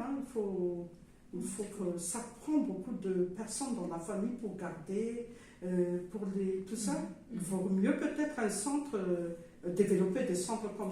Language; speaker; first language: French; non-native, local second language; Malagasy